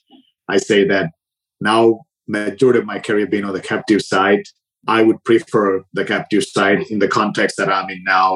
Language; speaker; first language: English; non-native, local second language; Sinhala